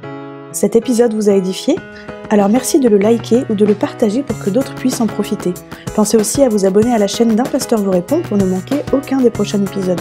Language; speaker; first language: French; native; French